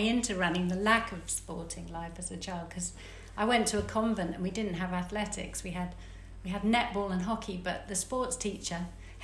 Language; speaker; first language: English; native; English